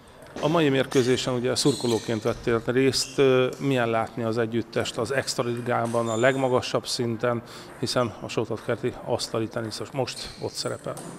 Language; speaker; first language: Hungarian; native; Hungarian